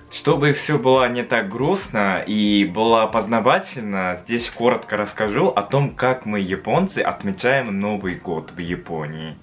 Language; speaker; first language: Russian; non-native, fluent; Japanese